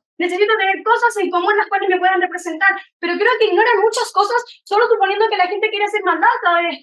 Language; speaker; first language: Spanish; native; Spanish